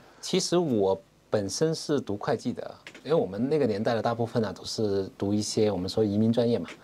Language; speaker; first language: Chinese; non-native, local second language; Cantonese